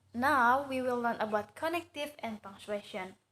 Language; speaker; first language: English; non-native, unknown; Indonesian